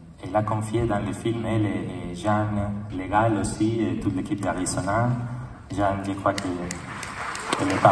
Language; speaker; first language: French; non-native, learner; Spanish